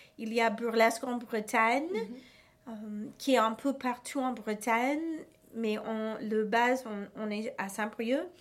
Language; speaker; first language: French; non-native, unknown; English